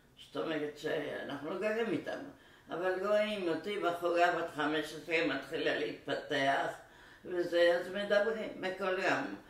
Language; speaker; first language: Hebrew; non-native, fluent; Arabic